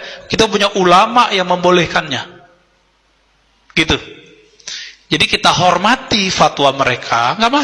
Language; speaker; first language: Indonesian; native; Indonesian